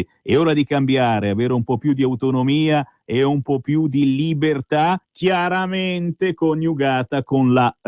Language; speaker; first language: Italian; native; Italian